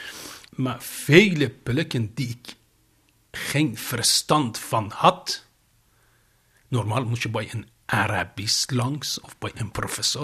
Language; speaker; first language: Dutch; non-native, fluent; Persian